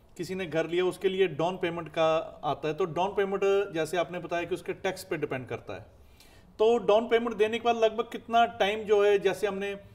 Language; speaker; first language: Hindi; non-native, local second language; Punjabi